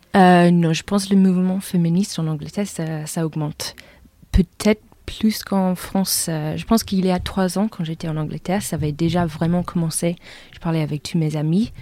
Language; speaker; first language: French; non-native, fluent; English